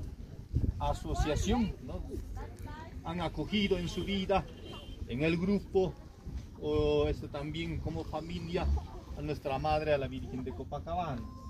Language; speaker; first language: Spanish; native; Spanish